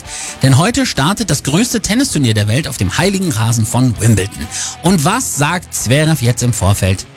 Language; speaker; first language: German; native; German